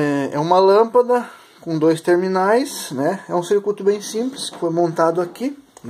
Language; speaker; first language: Portuguese; native; Portuguese